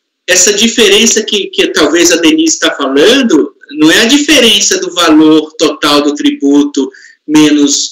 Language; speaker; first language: Portuguese; native; Portuguese